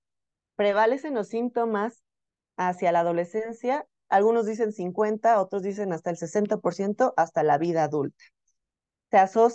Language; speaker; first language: Spanish; native; Spanish